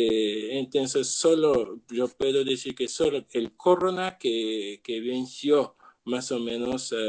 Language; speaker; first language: Spanish; non-native, learner; Japanese